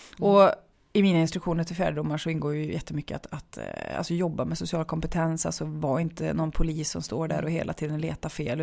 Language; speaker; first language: Swedish; native; Swedish